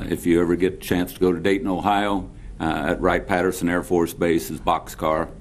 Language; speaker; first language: English; native; English